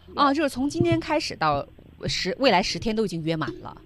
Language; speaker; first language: Chinese; native; Chinese